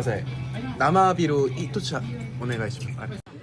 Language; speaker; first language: Japanese; non-native, learner; Korean